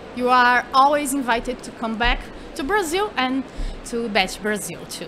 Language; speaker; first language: English; non-native, learner; Portuguese